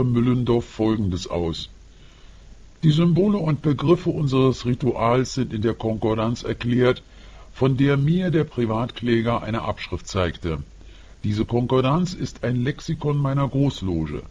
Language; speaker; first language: German; native; German